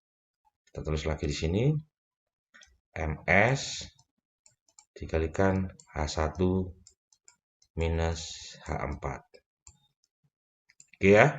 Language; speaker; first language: Indonesian; native; Indonesian